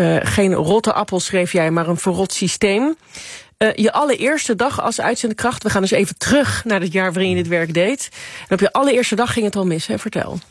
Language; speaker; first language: Dutch; native; Dutch